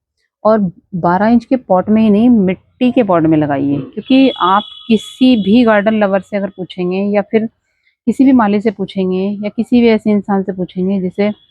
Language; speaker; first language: Hindi; native; Hindi